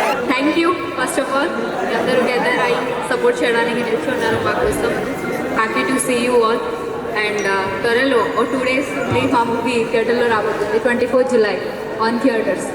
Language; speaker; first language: Telugu; non-native, fluent; Odia